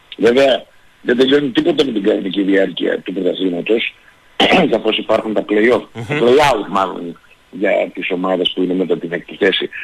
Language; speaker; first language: Greek; native; Greek